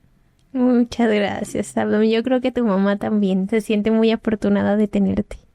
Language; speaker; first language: Spanish; native; Spanish